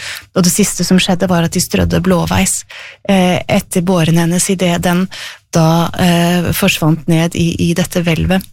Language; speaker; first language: Norwegian; native; Norwegian